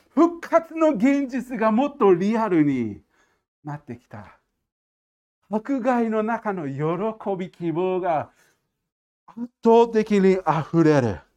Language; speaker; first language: Japanese; non-native, fluent; English